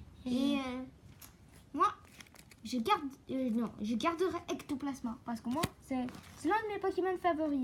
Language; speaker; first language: French; native; French